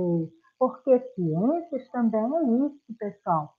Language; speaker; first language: Portuguese; native; Portuguese